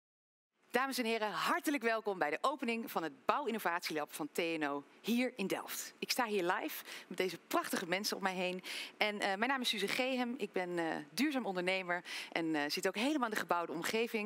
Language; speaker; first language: Dutch; native; Dutch